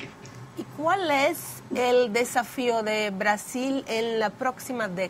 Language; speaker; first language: Spanish; non-native, fluent; Portuguese